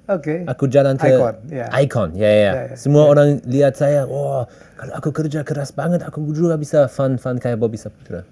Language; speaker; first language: Indonesian; early bilingual, heritage; English